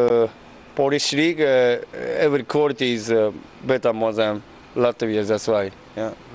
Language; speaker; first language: English; non-native, learner; Japanese